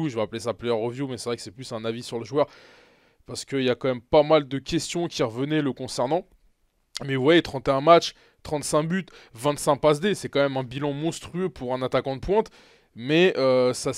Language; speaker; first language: French; native; French